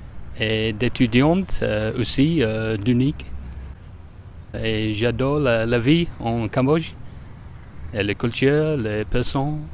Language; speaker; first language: French; non-native, learner; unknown